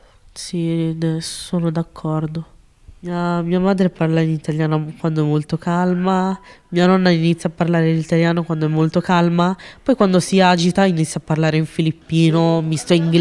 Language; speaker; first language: Italian; early bilingual, other home language; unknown